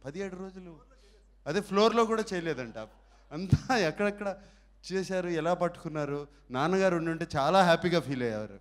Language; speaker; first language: Telugu; native; Telugu